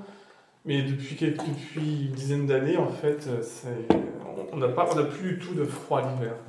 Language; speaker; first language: French; native; French